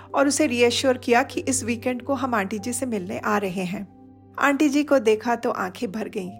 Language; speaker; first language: Hindi; non-native, local second language; Odia